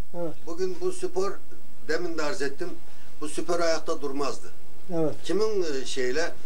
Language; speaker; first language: Turkish; native; Turkish